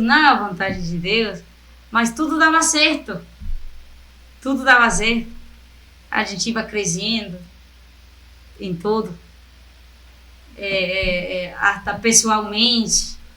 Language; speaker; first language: Portuguese; non-native, fluent; Spanish